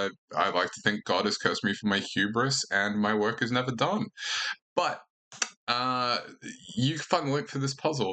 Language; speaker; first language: English; native; English